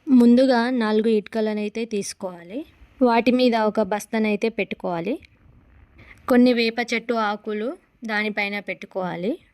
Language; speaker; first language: Telugu; non-native, local second language; Lambadi